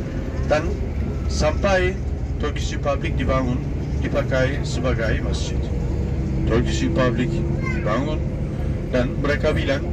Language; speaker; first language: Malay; non-native, fluent; Turkish